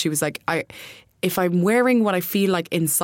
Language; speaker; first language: English; native; English